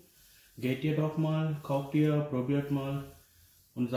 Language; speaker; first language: German; non-native, learner; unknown